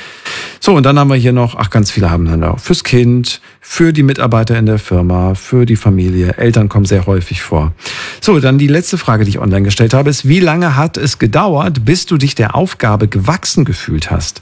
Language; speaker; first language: German; native; German